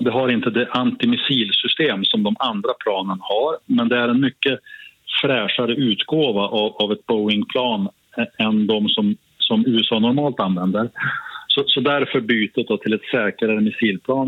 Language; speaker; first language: Swedish; native; Swedish